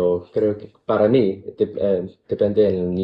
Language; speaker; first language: Spanish; non-native, learner; Cantonese